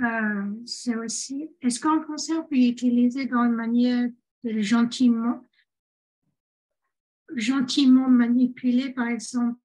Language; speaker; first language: French; non-native, fluent; English